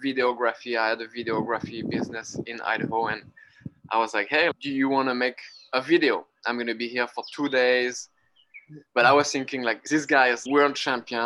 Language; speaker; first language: English; non-native, fluent; French